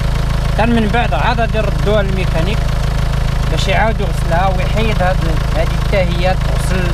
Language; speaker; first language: Arabic; native; Arabic